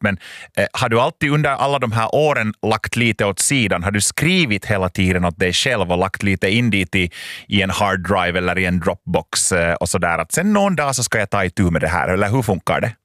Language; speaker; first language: Swedish; native; Swedish